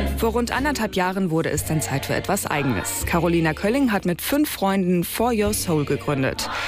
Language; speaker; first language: German; native; German